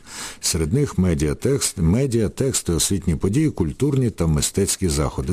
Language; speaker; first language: Ukrainian; native; Ukrainian